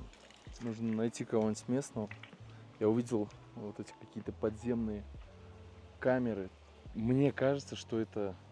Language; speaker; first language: Russian; native; Russian